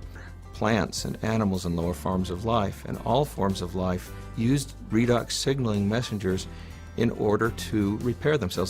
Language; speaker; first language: English; native; English